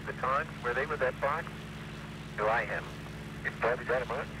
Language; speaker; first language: English; native; English